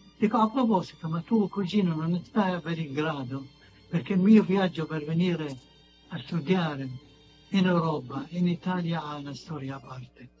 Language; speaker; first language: Italian; non-native, fluent; Arabic